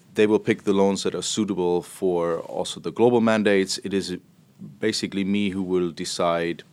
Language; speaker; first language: English; non-native, fluent; German